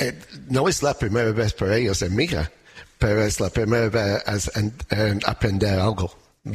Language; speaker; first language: Spanish; non-native, learner; English